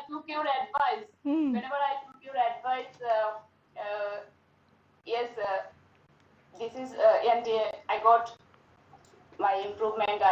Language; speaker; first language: English; non-native, learner; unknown